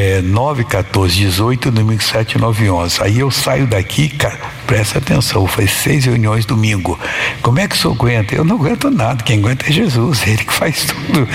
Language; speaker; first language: Portuguese; native; Portuguese